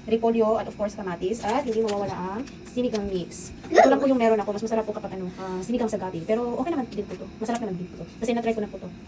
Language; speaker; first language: Filipino; non-native, local second language; Cebuano